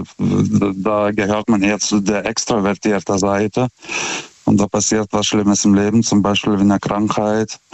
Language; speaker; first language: German; non-native, fluent; Lithuanian